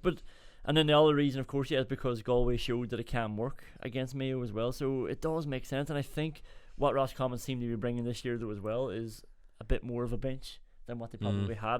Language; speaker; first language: English; native; English